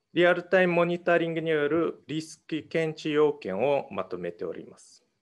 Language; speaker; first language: Japanese; non-native, fluent; Mongolian